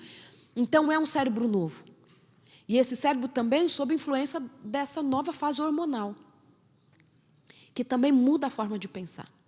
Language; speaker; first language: Portuguese; native; Portuguese